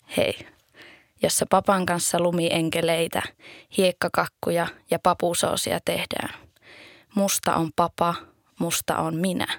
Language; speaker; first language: Finnish; native; Finnish